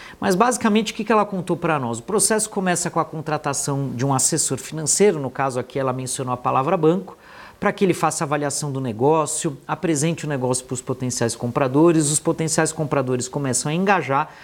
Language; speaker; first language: Portuguese; native; Portuguese